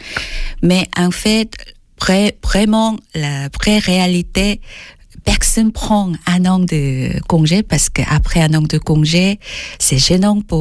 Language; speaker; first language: French; non-native, fluent; Korean